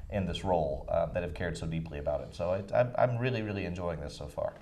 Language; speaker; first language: English; native; English